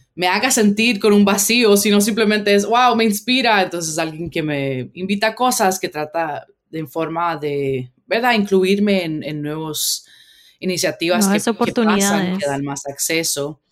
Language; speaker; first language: Spanish; early bilingual, heritage; Spanish